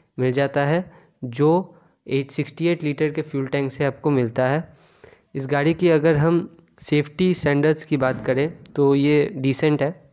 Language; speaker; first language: Hindi; native; Hindi